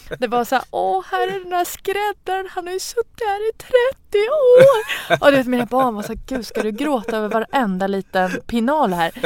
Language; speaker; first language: Swedish; early bilingual, other home language; Persian